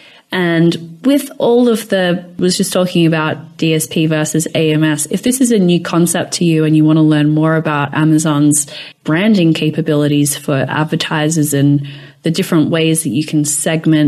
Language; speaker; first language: English; native; English